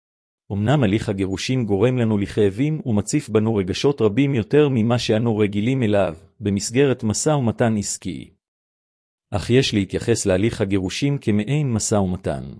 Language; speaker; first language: Hebrew; native; Hebrew